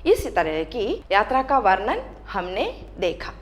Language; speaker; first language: Hindi; non-native, local second language; Malayalam